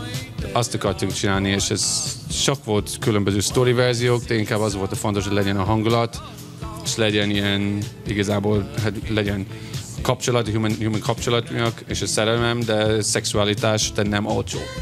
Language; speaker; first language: Hungarian; non-native, fluent; English